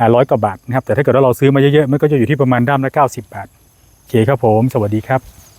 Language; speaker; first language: Thai; native; Thai